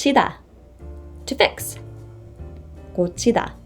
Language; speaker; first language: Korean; non-native, fluent; English